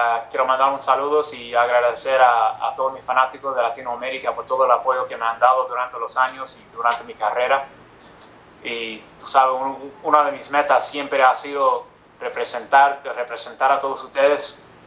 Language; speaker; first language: Spanish; early bilingual, other home language; English